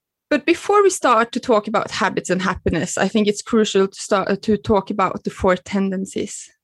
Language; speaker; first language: English; non-native, fluent; Norwegian